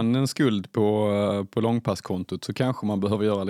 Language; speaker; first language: Swedish; native; Swedish